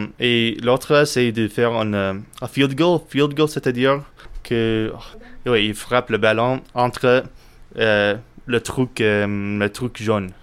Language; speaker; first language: French; non-native, learner; English